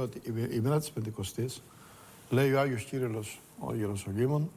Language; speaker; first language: Greek; native; Greek